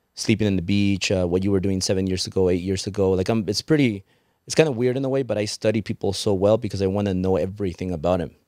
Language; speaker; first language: English; early bilingual, other home language; Spanish